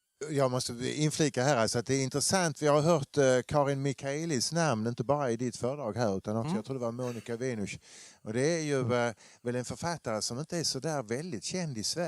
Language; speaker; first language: Swedish; native; Swedish